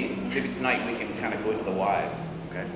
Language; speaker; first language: English; native; English